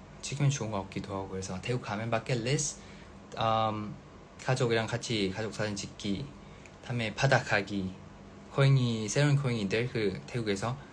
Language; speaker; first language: Korean; non-native, fluent; Thai